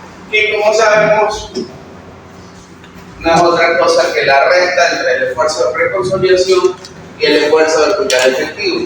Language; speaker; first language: Spanish; native; Spanish